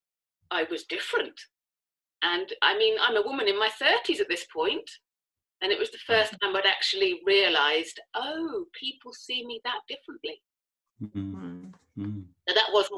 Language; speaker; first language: English; native; English